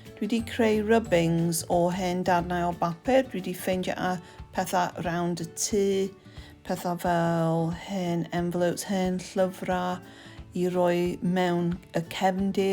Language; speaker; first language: Welsh; non-native, learner; English